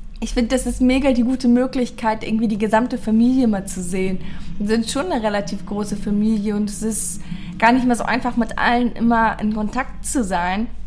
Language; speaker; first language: German; early bilingual, other home language; Persian